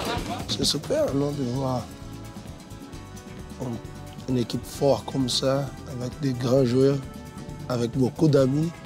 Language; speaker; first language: French; non-native, fluent; Portuguese